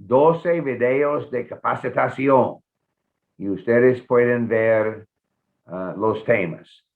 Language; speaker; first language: Spanish; non-native, fluent; English